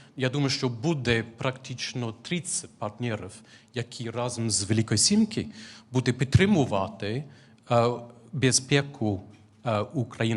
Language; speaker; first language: Ukrainian; non-native, fluent; English